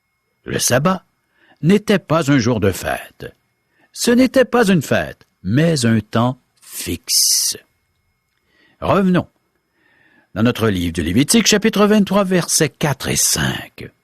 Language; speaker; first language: French; native; French